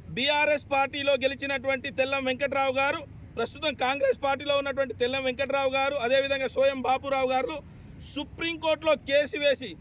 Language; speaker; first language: Telugu; non-native, local second language; Lambadi